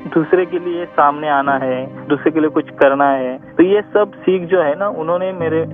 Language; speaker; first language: Hindi; non-native, local second language; Marathi